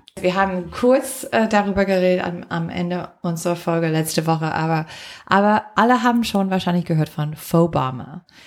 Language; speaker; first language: German; non-native, fluent; English